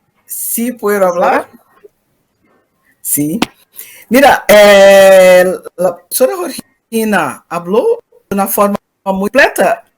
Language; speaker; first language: Spanish; non-native, fluent; Portuguese